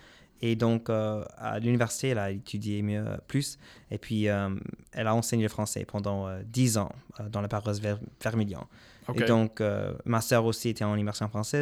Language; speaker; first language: French; non-native, local second language; English